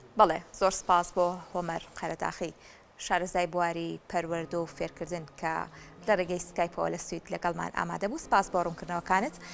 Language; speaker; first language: Central Kurdish; native; Central Kurdish